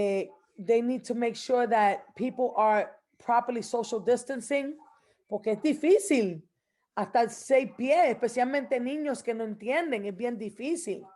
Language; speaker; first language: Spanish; early bilingual, heritage; Spanish